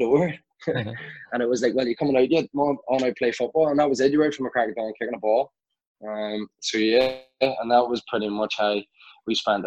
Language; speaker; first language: English; native; English